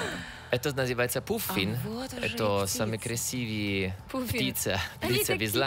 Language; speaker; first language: Russian; non-native, learner; Italian